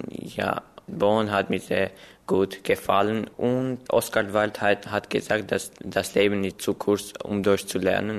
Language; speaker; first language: German; non-native, learner; Armenian